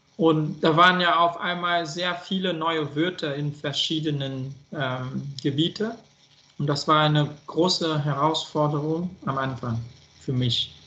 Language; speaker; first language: German; non-native, fluent; Vietnamese